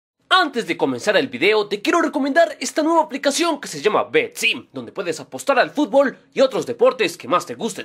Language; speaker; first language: Spanish; native; Spanish